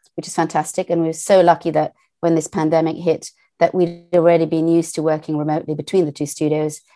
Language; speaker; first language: English; native; English